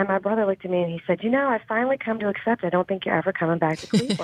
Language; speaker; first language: English; native; English